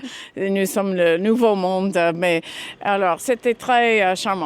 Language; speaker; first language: French; non-native, fluent; English